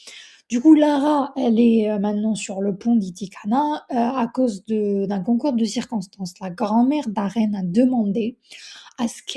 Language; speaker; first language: French; native; French